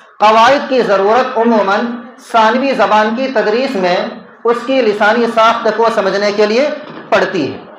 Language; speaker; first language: Urdu; native; Urdu